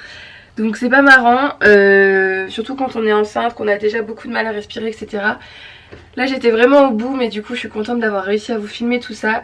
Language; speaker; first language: French; native; French